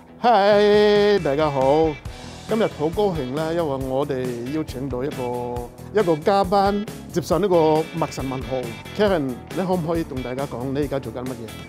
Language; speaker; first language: Cantonese; non-native, fluent; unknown